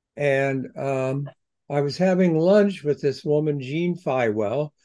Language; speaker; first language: English; native; English